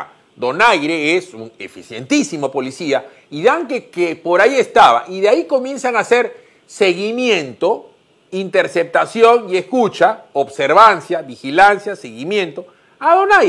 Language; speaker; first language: Spanish; native; Spanish